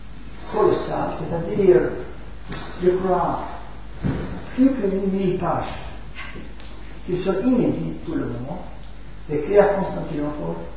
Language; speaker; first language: French; non-native, fluent; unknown